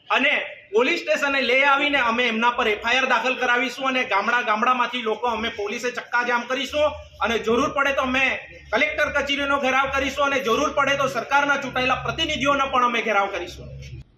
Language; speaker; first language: Gujarati; non-native, local second language; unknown